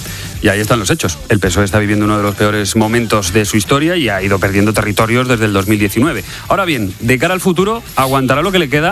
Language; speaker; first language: Spanish; native; Spanish